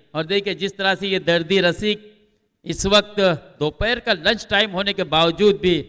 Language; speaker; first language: Hindi; non-native, local second language; Marathi